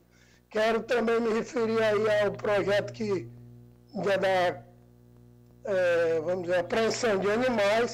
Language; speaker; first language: Portuguese; native; Portuguese